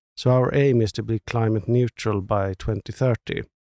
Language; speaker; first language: English; non-native, fluent; Swedish